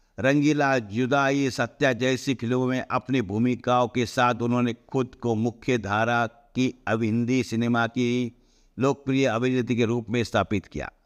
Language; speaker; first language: Hindi; non-native, local second language; Marathi